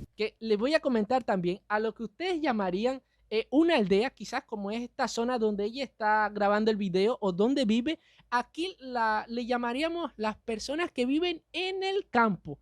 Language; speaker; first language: Spanish; native; Spanish